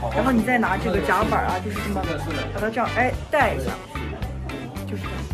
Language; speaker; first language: Chinese; native; Chinese